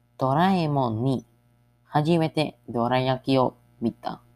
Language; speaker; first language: Japanese; non-native, learner; English